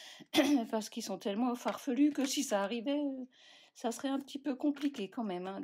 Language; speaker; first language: French; native; French